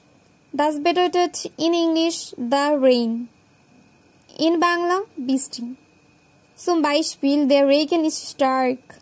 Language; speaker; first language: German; non-native, learner; Bangla